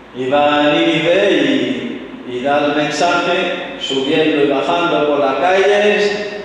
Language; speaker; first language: Spanish; non-native, fluent; English